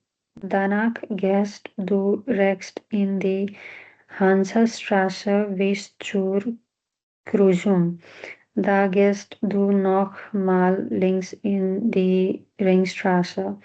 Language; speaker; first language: German; non-native, learner; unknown